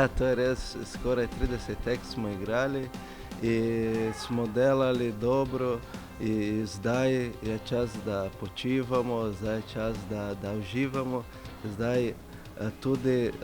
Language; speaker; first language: Slovenian; non-native, fluent; Portuguese